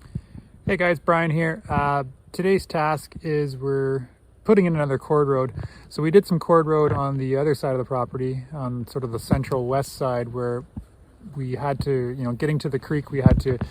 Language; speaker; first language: English; native; English